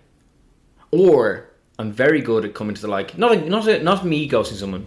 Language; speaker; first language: English; native; English